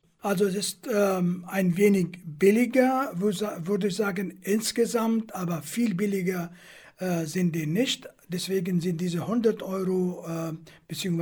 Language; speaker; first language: German; non-native, fluent; Kurdish